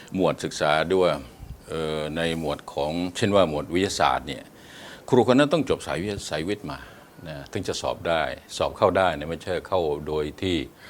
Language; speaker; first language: Thai; non-native, local second language; Malay